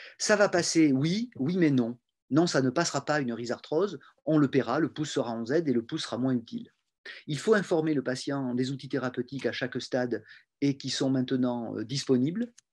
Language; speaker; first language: French; native; French